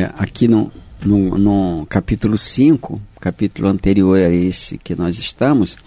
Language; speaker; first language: Portuguese; native; Portuguese